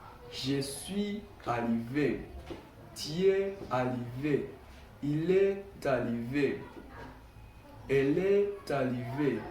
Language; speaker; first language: French; non-native, local second language; Kinyarwanda